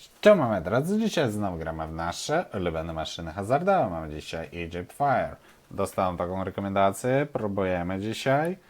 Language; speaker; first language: Polish; non-native, fluent; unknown